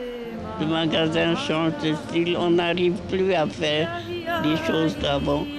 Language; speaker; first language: French; non-native, local second language; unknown